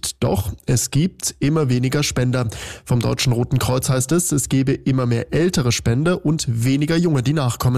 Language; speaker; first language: German; native; German